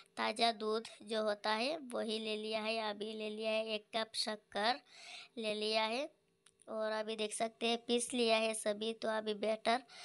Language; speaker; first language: Hindi; native; Hindi